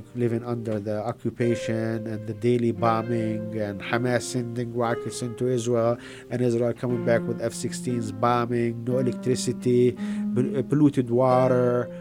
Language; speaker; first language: English; non-native, fluent; Arabic